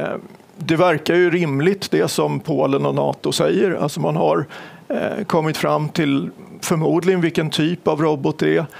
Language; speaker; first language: Swedish; native; Swedish